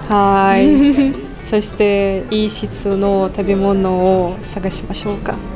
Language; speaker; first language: Japanese; non-native, fluent; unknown